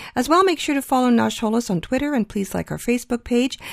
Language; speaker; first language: English; early bilingual, other home language; Ukrainian